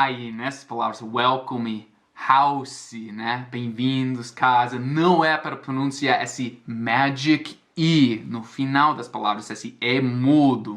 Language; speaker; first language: Portuguese; non-native, fluent; English